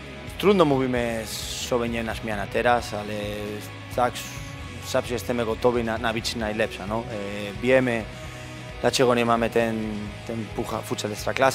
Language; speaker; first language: Polish; non-native, learner; Spanish